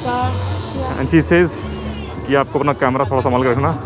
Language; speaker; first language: Hindi; native; Hindi